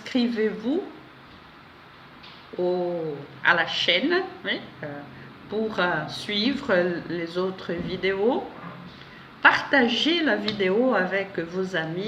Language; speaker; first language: French; non-native, fluent; Portuguese